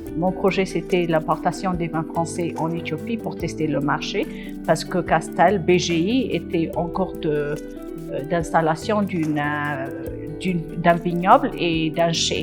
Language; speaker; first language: French; non-native, fluent; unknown